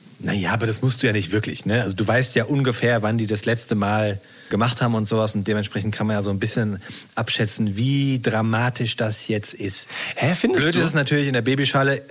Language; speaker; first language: German; native; German